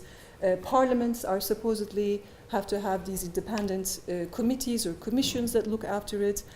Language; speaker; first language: English; non-native, fluent; Turkish